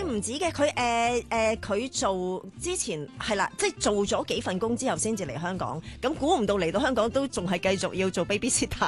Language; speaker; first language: Cantonese; native; Cantonese